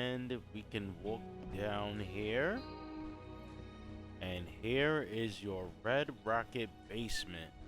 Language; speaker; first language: English; native; English